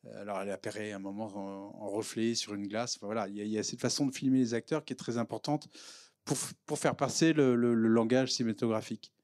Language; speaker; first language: French; native; French